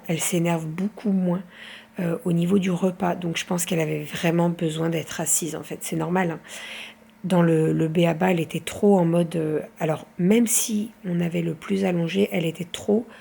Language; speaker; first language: French; native; French